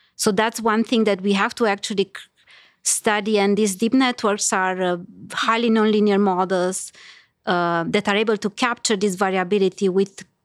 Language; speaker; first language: English; non-native, fluent; Romanian